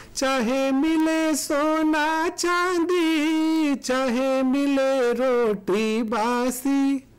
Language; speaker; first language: Hindi; non-native, local second language; Gujarati